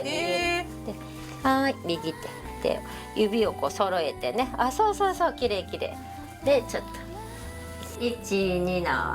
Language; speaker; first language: Japanese; native; Japanese